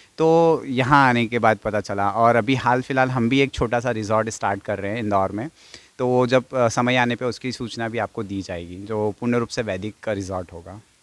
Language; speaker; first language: Hindi; non-native, fluent; English